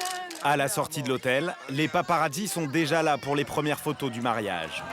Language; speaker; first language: French; native; French